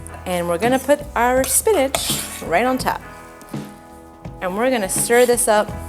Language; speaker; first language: English; native; English